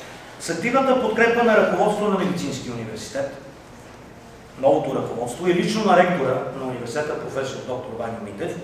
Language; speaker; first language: Bulgarian; native; Bulgarian